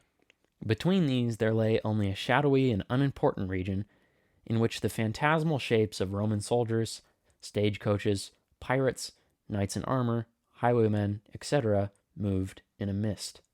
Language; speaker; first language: English; native; English